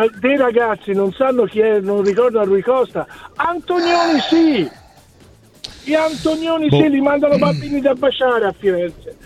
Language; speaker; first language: Italian; native; Italian